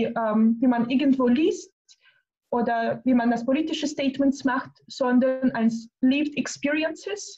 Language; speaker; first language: German; non-native, fluent; Russian